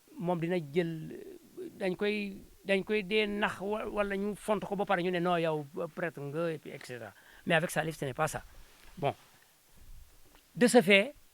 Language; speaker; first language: Wolof; non-native, local second language; Jola-Fonyi